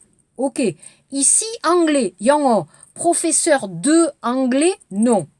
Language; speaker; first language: French; native; French